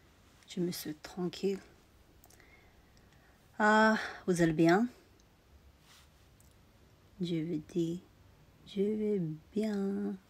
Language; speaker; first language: French; non-native, learner; Tibetan